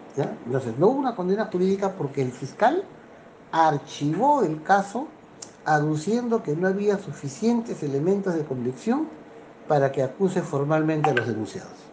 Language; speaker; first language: Spanish; native; Spanish